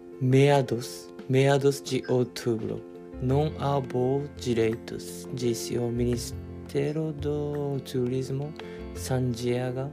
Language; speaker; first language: Portuguese; non-native, learner; Japanese